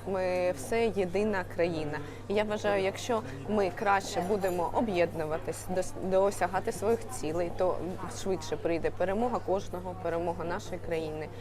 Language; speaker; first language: Ukrainian; non-native, local second language; Russian